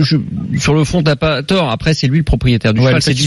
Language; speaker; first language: French; native; French